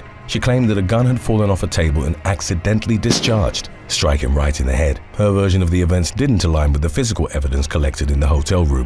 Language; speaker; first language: English; native; English